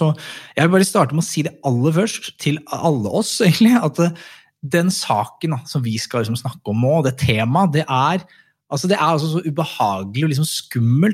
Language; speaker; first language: Norwegian; native; Norwegian